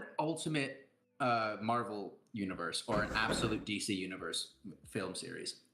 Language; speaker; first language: English; native; English